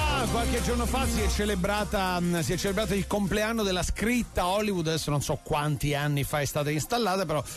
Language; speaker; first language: Italian; native; Italian